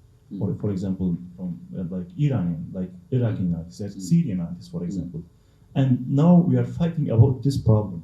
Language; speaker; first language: English; non-native, learner; Kurdish